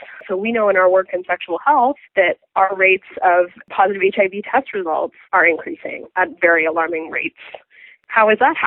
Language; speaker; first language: English; native; English